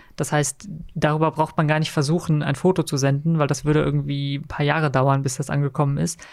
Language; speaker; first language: German; native; German